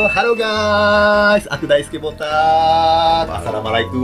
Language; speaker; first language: Indonesian; non-native, fluent; Japanese